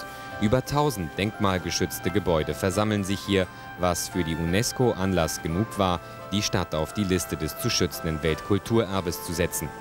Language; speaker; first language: German; native; German